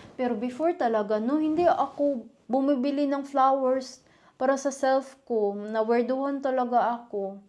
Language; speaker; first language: Filipino; non-native, local second language; Cebuano